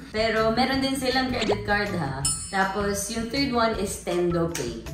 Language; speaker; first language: English; non-native, local second language; Filipino